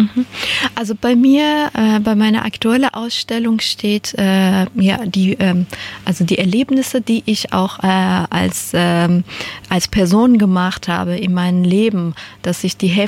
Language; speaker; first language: German; non-native, fluent; Persian